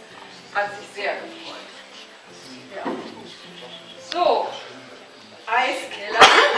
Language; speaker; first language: German; native; German